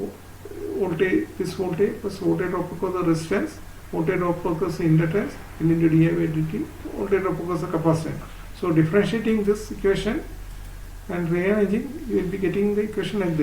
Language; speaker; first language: English; non-native, local second language; Malayalam